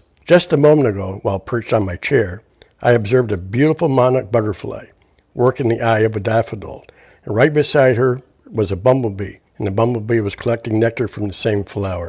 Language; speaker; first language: English; native; English